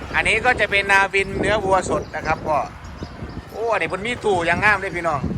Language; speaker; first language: Thai; native; Thai